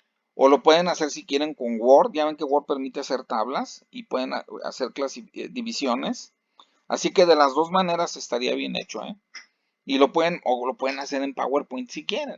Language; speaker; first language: Spanish; native; Spanish